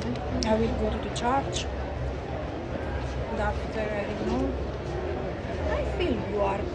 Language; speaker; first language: English; non-native, learner; Italian